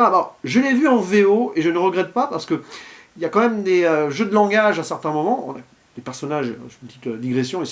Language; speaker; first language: French; native; French